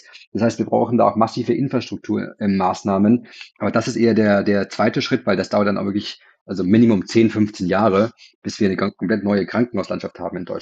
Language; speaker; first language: German; native; German